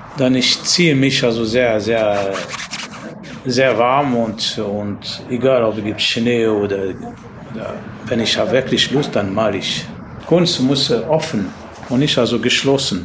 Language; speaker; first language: German; non-native, learner; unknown